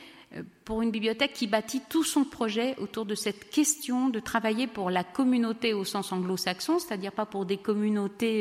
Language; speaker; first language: French; native; French